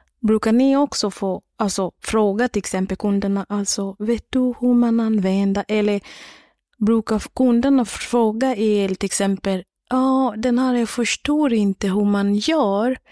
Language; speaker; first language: Swedish; non-native, learner; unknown